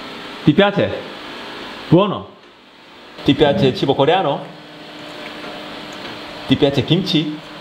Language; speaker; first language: Italian; non-native, learner; Korean